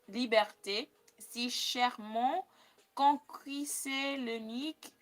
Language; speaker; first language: French; non-native, learner; English